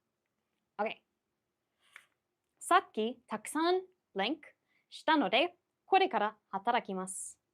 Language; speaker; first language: Japanese; non-native, fluent; English